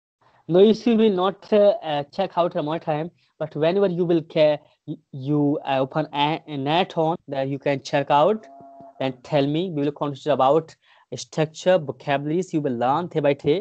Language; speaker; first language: English; non-native, fluent; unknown